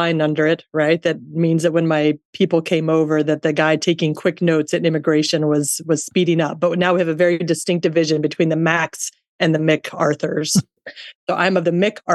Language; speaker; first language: English; native; English